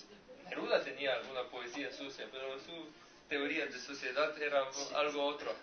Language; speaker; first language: Spanish; non-native, learner; Slovenian